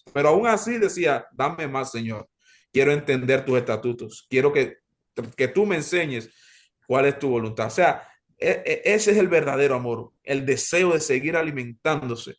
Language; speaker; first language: Spanish; native; Spanish